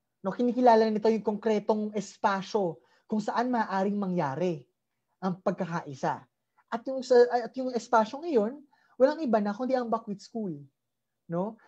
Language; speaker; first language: Filipino; native; Filipino